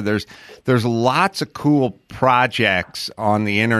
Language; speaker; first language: English; native; English